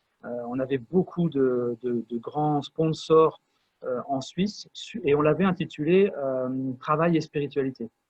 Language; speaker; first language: French; native; French